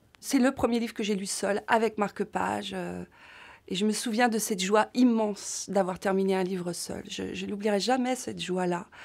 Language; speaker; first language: French; native; French